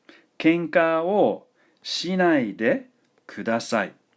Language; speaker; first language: Japanese; non-native, fluent; English